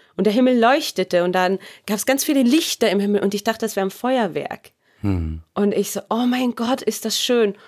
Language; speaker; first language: German; early bilingual, other home language; Arabic